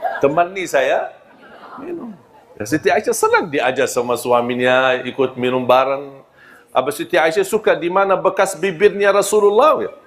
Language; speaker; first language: Malay; non-native, fluent; Arabic